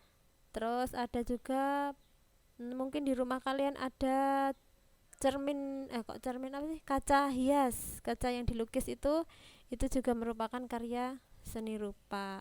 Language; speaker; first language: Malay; non-native, local second language; Javanese